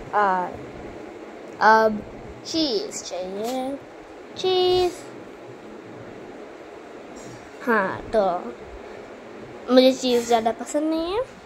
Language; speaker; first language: Hindi; native; Hindi